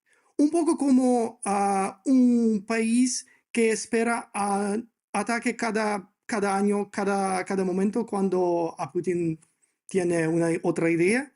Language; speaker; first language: Spanish; non-native, fluent; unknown